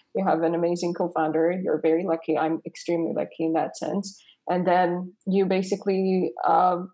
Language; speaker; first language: English; non-native, fluent; Persian